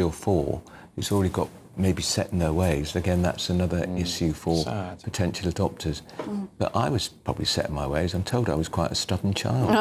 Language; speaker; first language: English; native; English